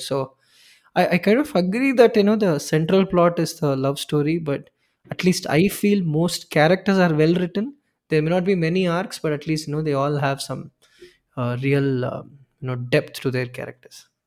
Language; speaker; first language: English; non-native, local second language; Tamil